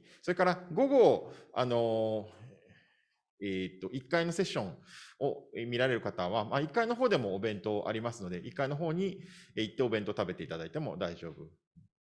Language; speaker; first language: Japanese; native; Japanese